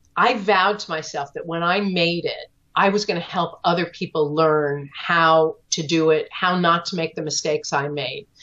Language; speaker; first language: English; native; English